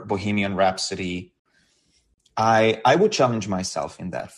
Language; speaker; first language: English; non-native, fluent; Hungarian